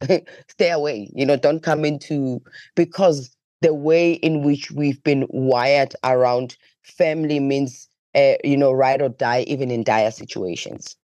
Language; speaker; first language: English; non-native, local second language; Zulu